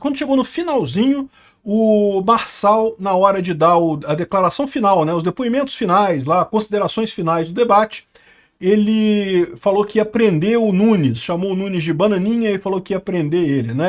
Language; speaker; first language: Portuguese; native; Portuguese